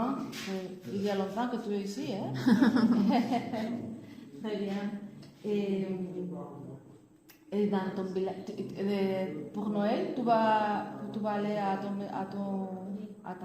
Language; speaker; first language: French; non-native, fluent; Spanish